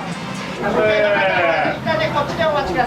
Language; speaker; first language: Japanese; native; Japanese